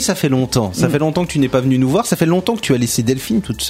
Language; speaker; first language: French; native; French